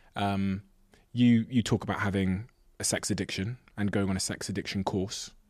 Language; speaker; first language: English; native; English